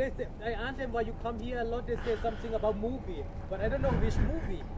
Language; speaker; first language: English; non-native, learner; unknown